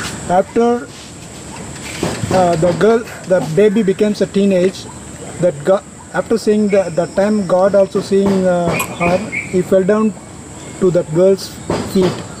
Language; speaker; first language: English; non-native, learner; Tamil